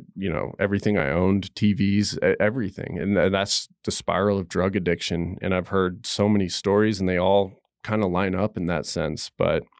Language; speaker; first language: English; native; English